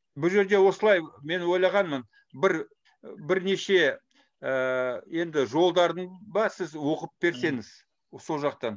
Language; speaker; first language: Kazakh; non-native, fluent; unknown